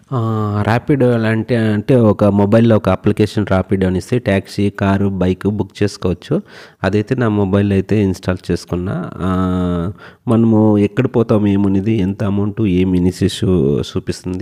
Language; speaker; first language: Telugu; native; Telugu